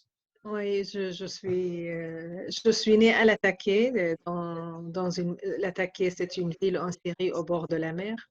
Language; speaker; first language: French; non-native, fluent; Arabic